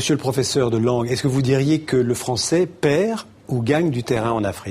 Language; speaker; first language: French; native; French